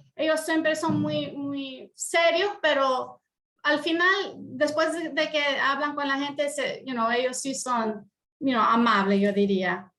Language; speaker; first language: Spanish; early bilingual, heritage; Spanish